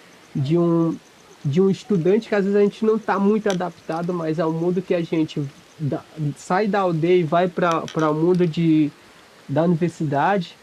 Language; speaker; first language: Portuguese; non-native, local second language; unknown